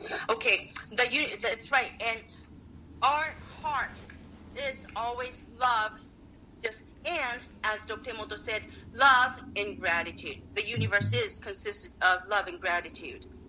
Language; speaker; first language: English; non-native, fluent; Japanese